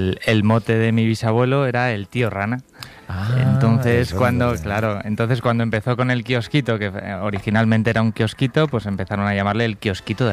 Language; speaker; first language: Spanish; native; Spanish